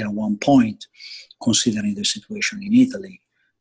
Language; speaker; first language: English; non-native, fluent; Italian